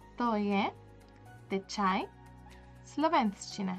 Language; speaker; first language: Slovenian; non-native, learner; Spanish